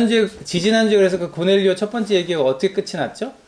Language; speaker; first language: Korean; native; Korean